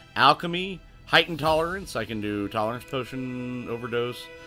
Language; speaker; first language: English; native; English